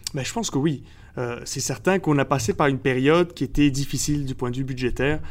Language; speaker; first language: French; early bilingual, other home language; Spanish